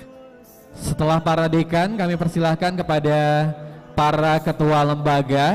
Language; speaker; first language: Indonesian; native; Indonesian